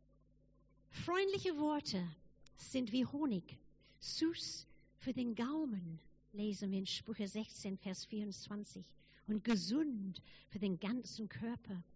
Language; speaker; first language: German; non-native, fluent; English